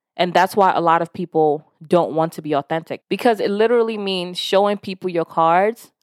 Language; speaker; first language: English; early bilingual, other home language; Yoruba